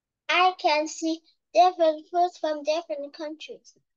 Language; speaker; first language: English; non-native, learner; Vietnamese